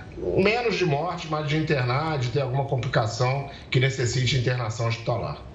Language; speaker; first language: Portuguese; native; Portuguese